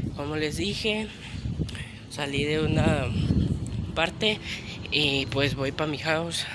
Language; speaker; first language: Spanish; early bilingual, heritage; Spanish